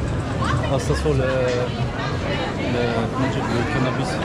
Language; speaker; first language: French; early bilingual, other home language; Polish